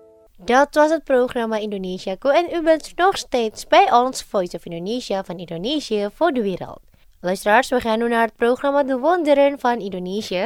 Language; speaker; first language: Dutch; non-native, fluent; Indonesian